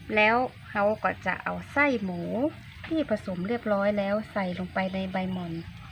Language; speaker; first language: Thai; non-native, local second language; Iu Mien